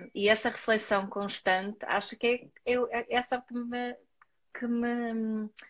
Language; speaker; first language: Portuguese; non-native, fluent; Swedish